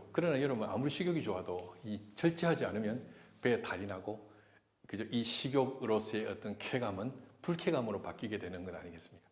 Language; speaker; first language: Korean; native; Korean